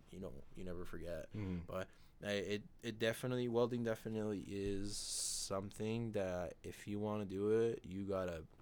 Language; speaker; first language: English; non-native, fluent; Spanish